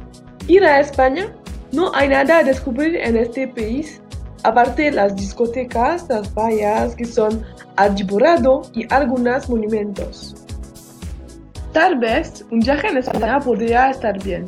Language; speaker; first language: Spanish; non-native, learner; French